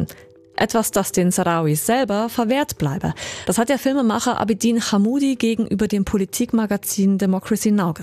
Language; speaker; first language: German; native; German